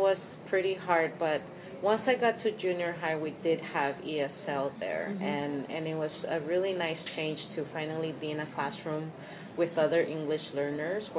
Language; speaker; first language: English; early bilingual, other home language; Spanish